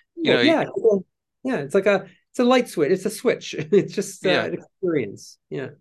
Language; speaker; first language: English; native; English